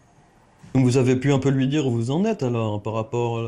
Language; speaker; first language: French; native; French